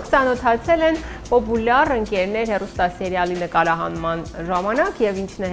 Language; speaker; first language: Armenian; native; Armenian